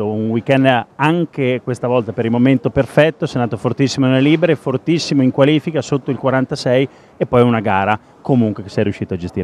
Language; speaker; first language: Italian; native; Italian